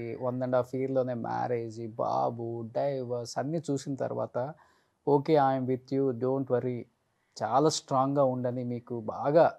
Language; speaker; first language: Telugu; native; Telugu